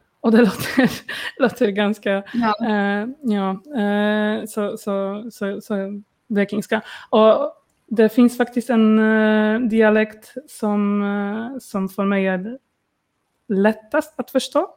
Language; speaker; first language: Swedish; non-native, learner; Polish